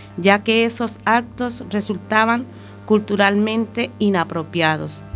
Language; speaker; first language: Spanish; native; Spanish